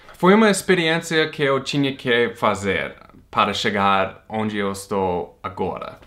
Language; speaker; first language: Portuguese; non-native, fluent; English